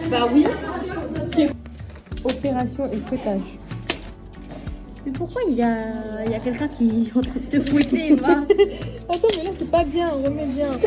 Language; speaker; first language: French; native; French